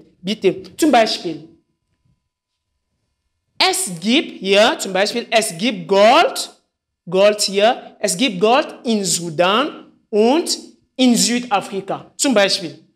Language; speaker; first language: German; non-native, fluent; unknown